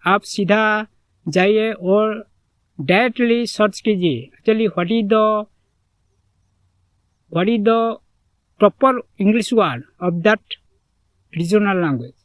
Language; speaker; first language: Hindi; non-native, local second language; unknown